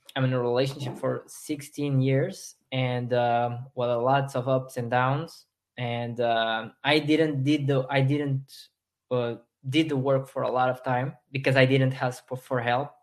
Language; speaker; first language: English; non-native, fluent; Portuguese